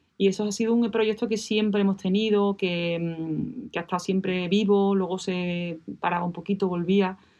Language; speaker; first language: Spanish; native; Spanish